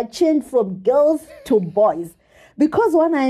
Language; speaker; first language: English; non-native, local second language; Shona